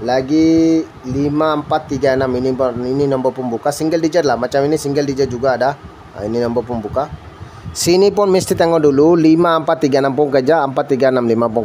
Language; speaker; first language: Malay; non-native, learner; Bangla